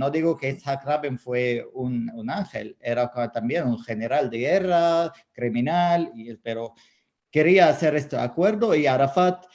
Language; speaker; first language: Spanish; non-native, fluent; Arabic